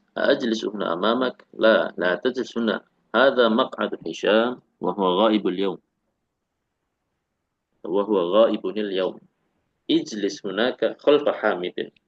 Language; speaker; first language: Arabic; non-native, fluent; Indonesian